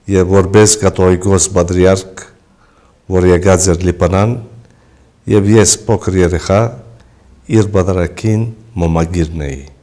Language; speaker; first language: Armenian; early bilingual, heritage; Armenian